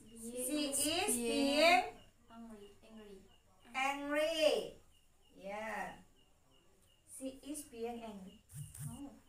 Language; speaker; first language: English; non-native, learner; Indonesian